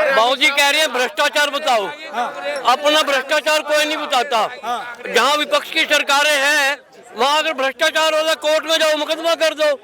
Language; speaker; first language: Hindi; native; Hindi